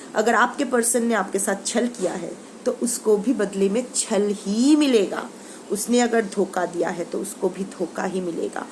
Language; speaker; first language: Hindi; non-native, local second language; Bangla